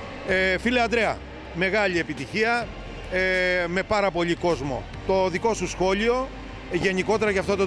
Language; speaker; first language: Greek; native; Greek